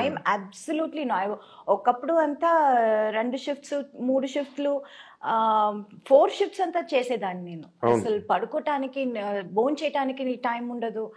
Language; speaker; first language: Telugu; non-native, local second language; Tamil